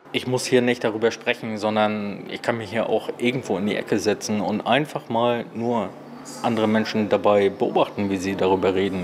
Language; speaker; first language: German; native; German